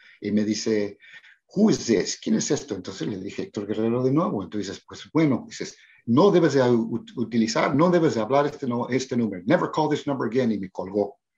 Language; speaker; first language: Spanish; early bilingual, heritage; Spanish